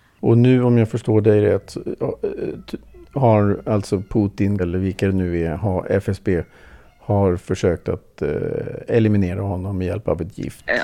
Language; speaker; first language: Swedish; native; Swedish